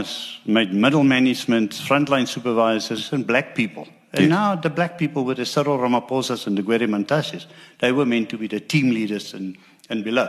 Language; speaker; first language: English; non-native, local second language; Afrikaans